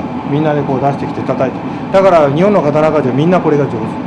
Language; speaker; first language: Japanese; native; Japanese